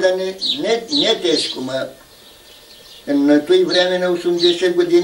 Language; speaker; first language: Bulgarian; early bilingual, heritage; Bulgarian